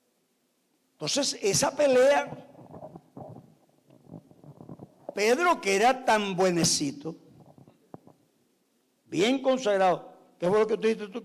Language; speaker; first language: Spanish; native; Spanish